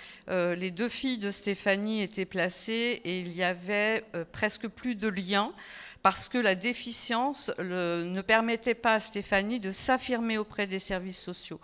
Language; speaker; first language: French; native; French